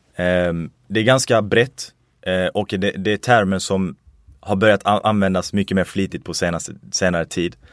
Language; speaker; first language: Swedish; native; Swedish